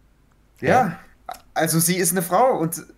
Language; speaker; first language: German; native; German